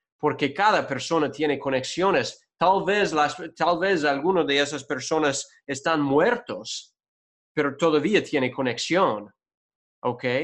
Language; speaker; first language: Spanish; non-native, fluent; English